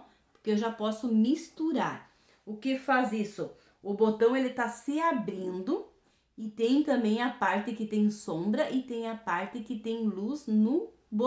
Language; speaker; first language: Portuguese; native; Portuguese